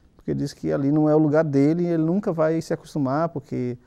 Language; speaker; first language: Portuguese; native; Portuguese